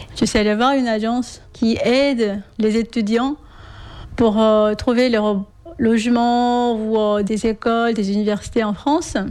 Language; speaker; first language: French; non-native, fluent; Korean